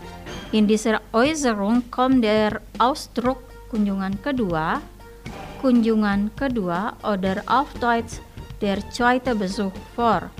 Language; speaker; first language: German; non-native, fluent; Indonesian